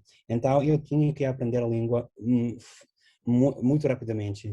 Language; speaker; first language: Portuguese; non-native, fluent; English